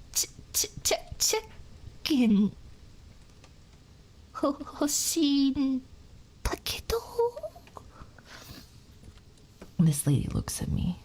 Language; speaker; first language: Japanese; non-native, learner; English